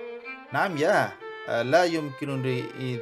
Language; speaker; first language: Arabic; non-native, fluent; Indonesian